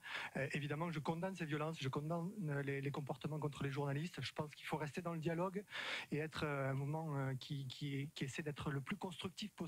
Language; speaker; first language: French; native; French